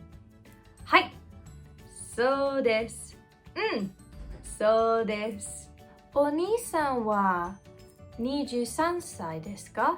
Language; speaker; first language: Japanese; non-native, fluent; English